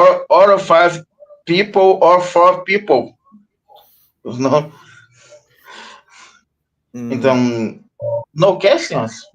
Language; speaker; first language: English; non-native, learner; Portuguese